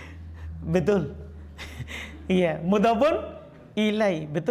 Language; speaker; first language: Indonesian; native; Indonesian